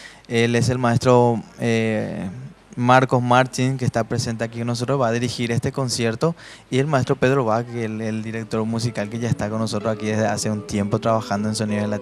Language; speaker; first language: Spanish; native; Spanish